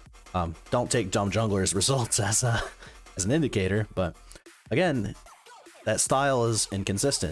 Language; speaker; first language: English; native; English